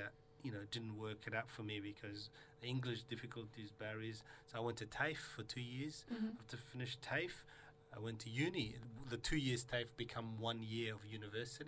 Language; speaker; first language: English; non-native, fluent; Somali